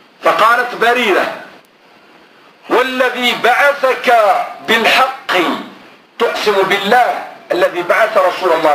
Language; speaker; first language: Arabic; native; Arabic